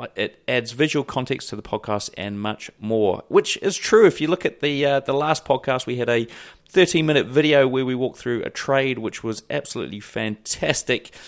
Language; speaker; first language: English; native; English